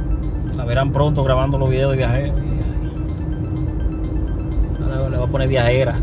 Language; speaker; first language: Spanish; native; Spanish